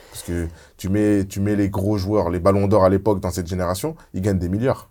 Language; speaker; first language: French; early bilingual, other home language; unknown